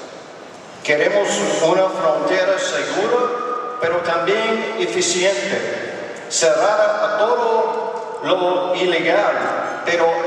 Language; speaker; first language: Spanish; non-native, learner; English